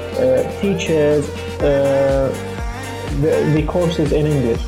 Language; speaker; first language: English; non-native, fluent; Arabic